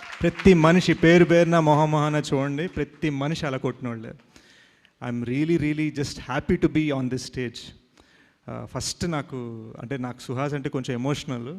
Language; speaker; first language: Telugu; early bilingual, heritage; Telugu